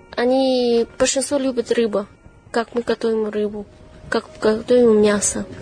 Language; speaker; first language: Russian; non-native, fluent; Chinese